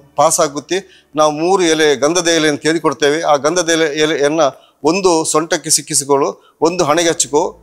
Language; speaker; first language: Kannada; non-native, local second language; Tulu